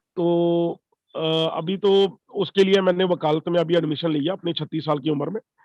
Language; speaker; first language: Hindi; non-native, local second language; Punjabi